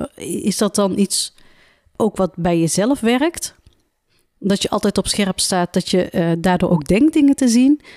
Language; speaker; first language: Dutch; early bilingual, other home language; Central Atlas Tamazight